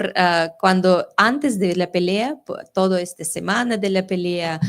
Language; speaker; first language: Spanish; non-native, fluent; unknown